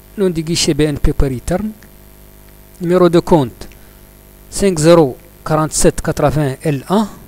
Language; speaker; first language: French; non-native, local second language; Arabic